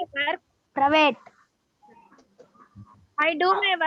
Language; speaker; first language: English; non-native, learner; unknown